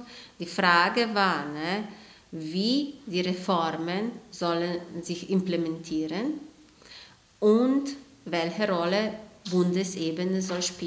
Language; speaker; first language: German; non-native, fluent; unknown